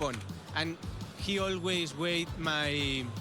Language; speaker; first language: English; non-native, learner; Spanish